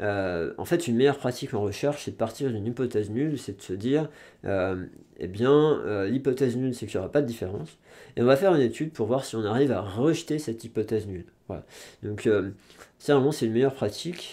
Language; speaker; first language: French; native; French